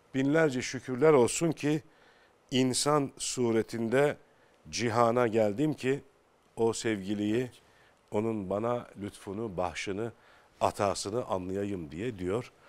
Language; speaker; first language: Turkish; native; Turkish